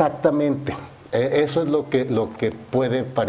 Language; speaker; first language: Spanish; native; Spanish